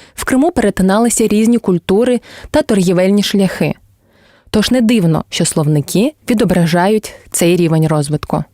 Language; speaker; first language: Ukrainian; non-native, local second language; Crimean Tatar